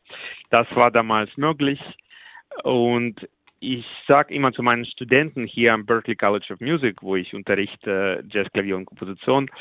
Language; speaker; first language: German; non-native, fluent; Russian